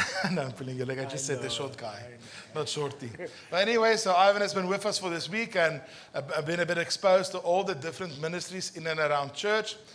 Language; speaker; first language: English; non-native, local second language; Afrikaans